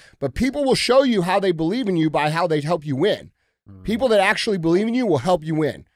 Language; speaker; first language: English; native; English